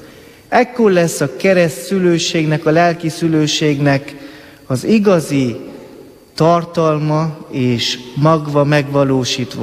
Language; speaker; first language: Hungarian; native; Hungarian